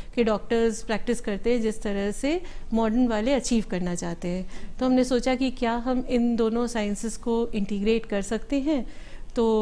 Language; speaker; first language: Hindi; native; Hindi